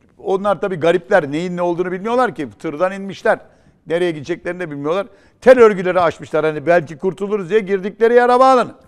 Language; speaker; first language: Turkish; native; Turkish